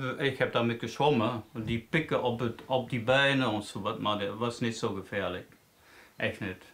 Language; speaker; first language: Dutch; non-native, fluent; English